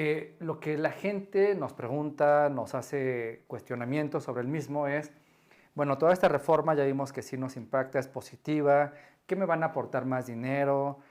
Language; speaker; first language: Spanish; native; Spanish